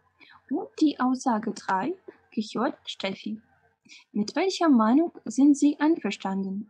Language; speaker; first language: German; non-native, fluent; Russian